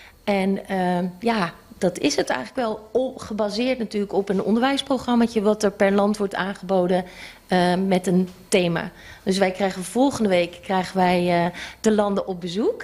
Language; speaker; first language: Dutch; non-native, local second language; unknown